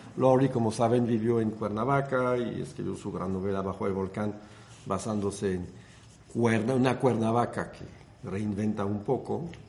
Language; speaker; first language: Spanish; non-native, fluent; French